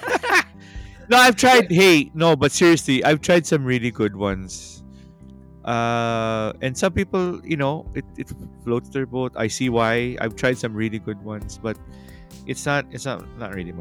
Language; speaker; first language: English; non-native, local second language; Filipino